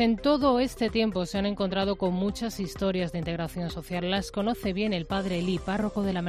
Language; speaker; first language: Spanish; native; Spanish